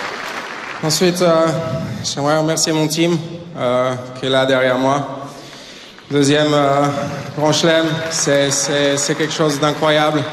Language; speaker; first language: French; native; French